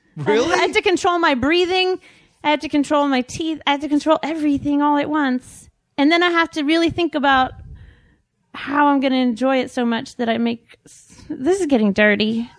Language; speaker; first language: English; native; English